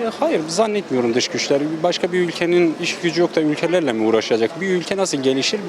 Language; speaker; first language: Turkish; native; Turkish